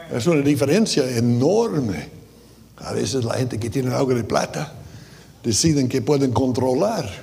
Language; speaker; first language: Spanish; non-native, fluent; English